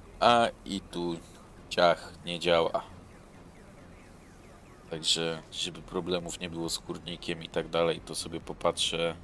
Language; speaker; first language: Polish; native; Polish